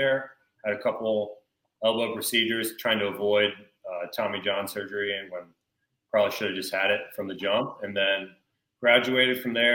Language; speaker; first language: English; native; English